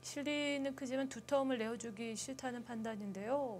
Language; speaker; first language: Korean; native; Korean